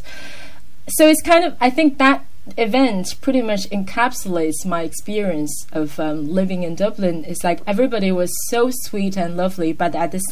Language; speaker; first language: English; non-native, fluent; Chinese